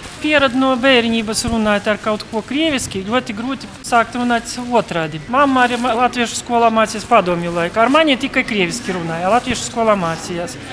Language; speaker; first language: Latvian; non-native, local second language; Russian